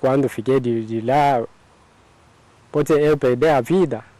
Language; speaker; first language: Portuguese; non-native, learner; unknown